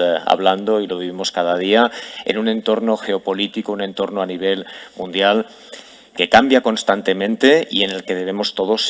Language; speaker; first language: Spanish; native; Spanish